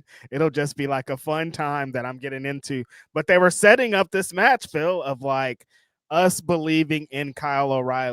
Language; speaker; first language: English; native; English